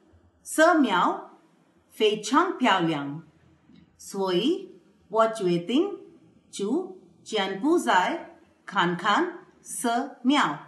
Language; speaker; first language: Chinese; non-native, learner; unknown